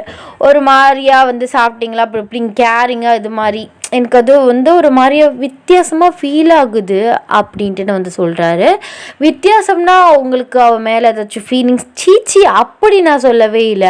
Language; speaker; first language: Tamil; native; Tamil